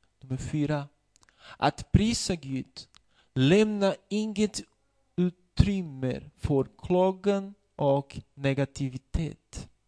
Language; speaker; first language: Swedish; non-native, fluent; Portuguese